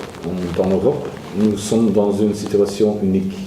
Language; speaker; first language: French; non-native, learner; Dutch